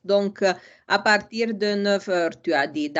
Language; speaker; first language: French; non-native, fluent; Romanian